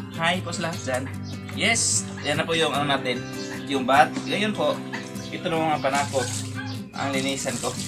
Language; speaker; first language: Filipino; non-native, local second language; Cebuano